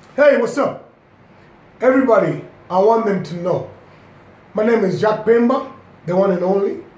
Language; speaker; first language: English; non-native, local second language; Swahili